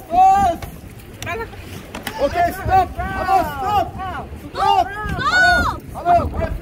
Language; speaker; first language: English; non-native, learner; Turkish